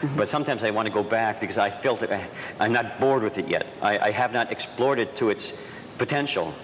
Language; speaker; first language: English; native; English